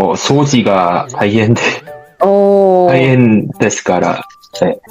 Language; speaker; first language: Japanese; non-native, learner; Korean